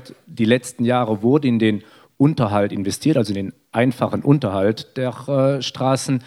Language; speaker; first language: German; native; German